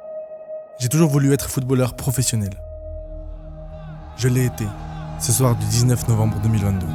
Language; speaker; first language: French; native; French